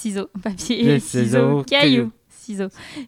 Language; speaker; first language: French; native; French